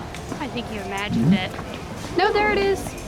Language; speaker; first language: English; native; English